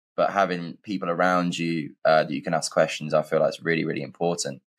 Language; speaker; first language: English; native; English